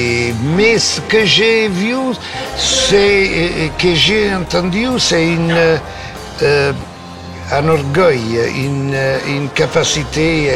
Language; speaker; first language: French; non-native, fluent; Italian